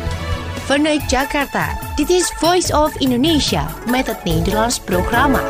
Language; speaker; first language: Dutch; non-native, fluent; Indonesian